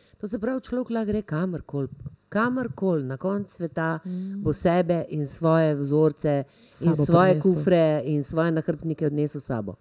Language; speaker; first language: Slovenian; native; Slovenian